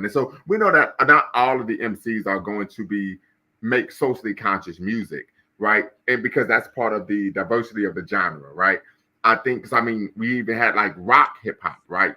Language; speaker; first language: English; native; English